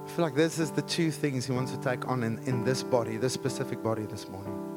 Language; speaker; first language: English; non-native, local second language; Afrikaans